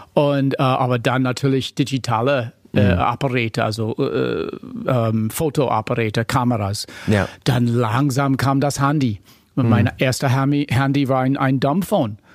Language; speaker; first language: German; non-native, fluent; English